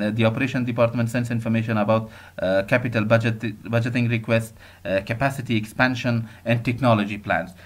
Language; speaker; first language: English; non-native, fluent; Persian